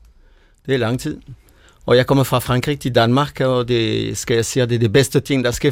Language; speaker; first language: Danish; non-native, fluent; French